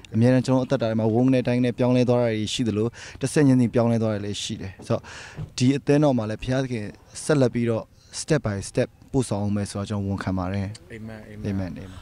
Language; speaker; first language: Burmese; non-native, local second language; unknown